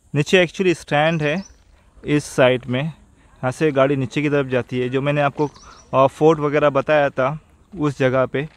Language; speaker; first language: Hindi; non-native, local second language; Konkani